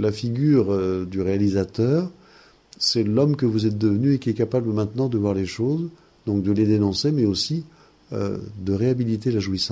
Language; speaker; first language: French; native; French